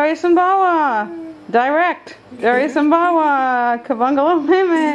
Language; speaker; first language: Indonesian; non-native, learner; English